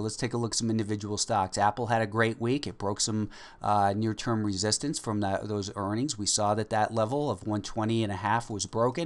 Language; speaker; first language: English; native; English